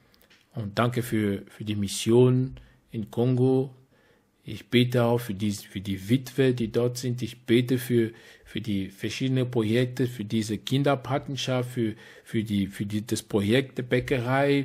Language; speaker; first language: German; non-native, fluent; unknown